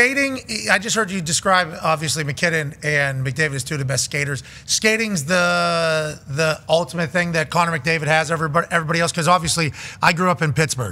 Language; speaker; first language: English; native; English